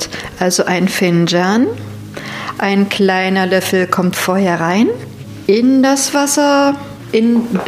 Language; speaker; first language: German; native; German